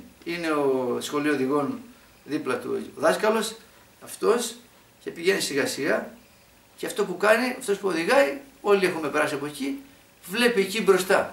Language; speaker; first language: Greek; native; Greek